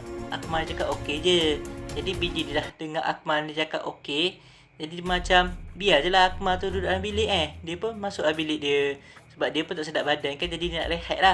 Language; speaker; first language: Malay; native; Malay